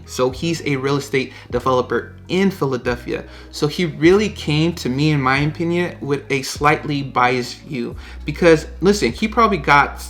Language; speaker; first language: English; native; English